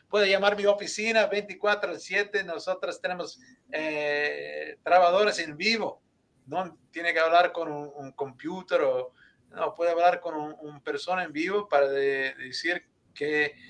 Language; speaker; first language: Spanish; non-native, learner; English